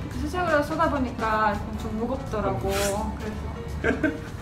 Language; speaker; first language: Korean; non-native, fluent; Romanian